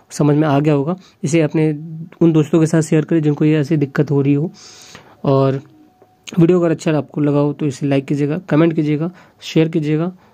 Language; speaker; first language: Hindi; native; Hindi